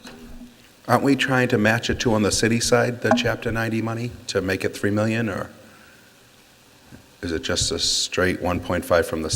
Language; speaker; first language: English; native; English